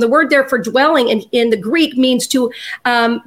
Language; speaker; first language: English; native; English